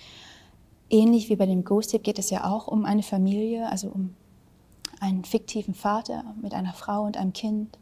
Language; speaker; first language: German; early bilingual, other home language; Vietnamese